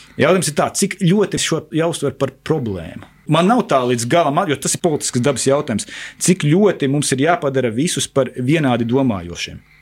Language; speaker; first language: Latvian; native; Latvian